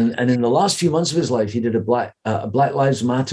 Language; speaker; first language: English; native; English